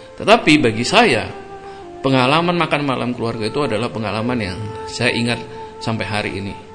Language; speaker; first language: Indonesian; native; Indonesian